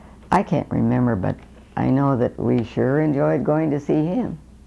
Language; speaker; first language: English; early bilingual, other home language; Swedish